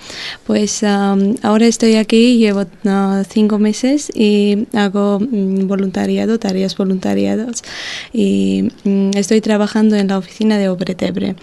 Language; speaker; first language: Spanish; non-native, learner; Georgian